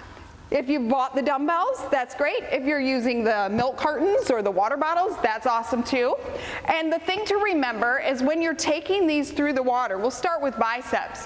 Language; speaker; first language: English; native; English